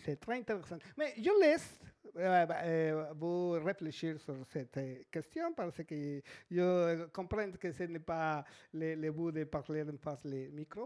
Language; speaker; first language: French; non-native, learner; Spanish